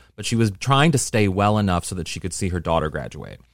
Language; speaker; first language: English; native; English